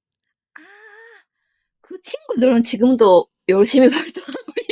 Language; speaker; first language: Korean; non-native, learner; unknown